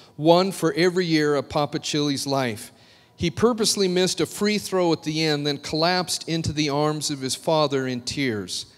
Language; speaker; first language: English; native; English